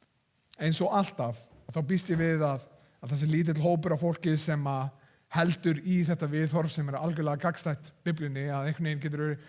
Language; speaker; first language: Icelandic; non-native, fluent; English